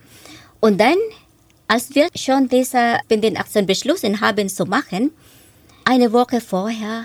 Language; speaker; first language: German; non-native, fluent; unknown